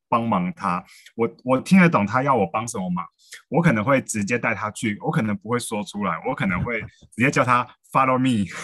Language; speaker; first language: Chinese; native; Chinese